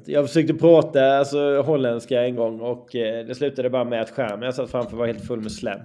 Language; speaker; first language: Swedish; native; Swedish